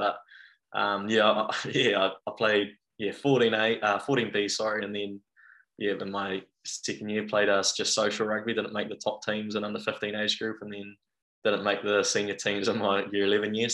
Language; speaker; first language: English; native; English